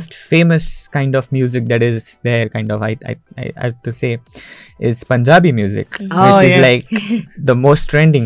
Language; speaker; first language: English; non-native, local second language; Marathi